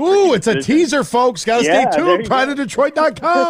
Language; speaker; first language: English; native; English